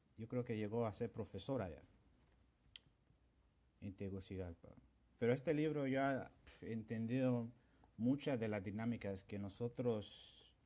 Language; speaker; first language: Spanish; non-native, local second language; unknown